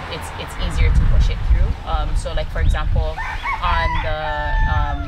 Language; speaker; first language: English; native; English